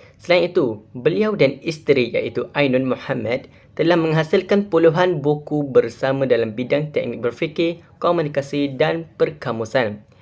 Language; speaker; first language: Malay; native; Malay